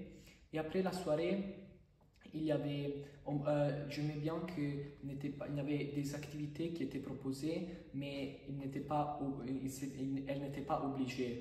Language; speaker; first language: French; non-native, fluent; Italian